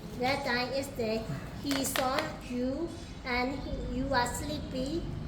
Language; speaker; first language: English; non-native, learner; Burmese